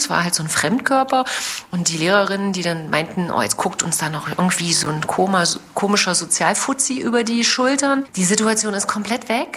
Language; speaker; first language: German; native; German